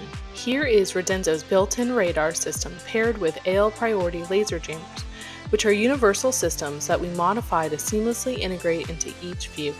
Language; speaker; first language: English; native; English